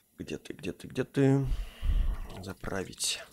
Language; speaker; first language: Russian; native; Russian